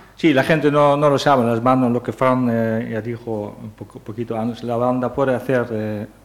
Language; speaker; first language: Spanish; non-native, fluent; Dutch